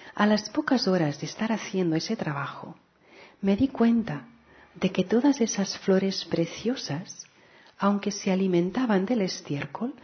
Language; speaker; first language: Spanish; non-native, local second language; Catalan